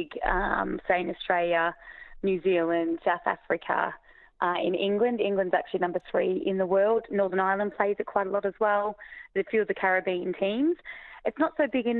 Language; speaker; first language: English; native; English